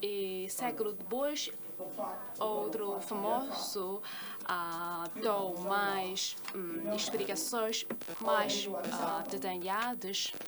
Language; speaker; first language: Portuguese; non-native, fluent; Chinese